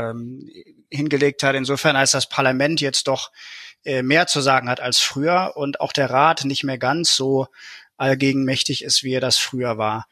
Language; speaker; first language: German; native; German